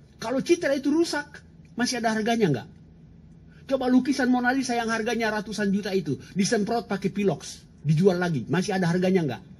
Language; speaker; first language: Indonesian; native; Indonesian